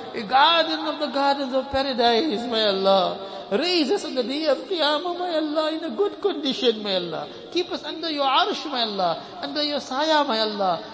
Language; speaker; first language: English; native; English